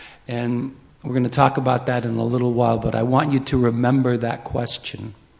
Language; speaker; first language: English; native; English